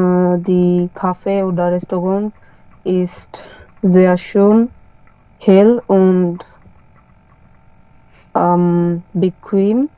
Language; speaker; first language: German; non-native, learner; Bangla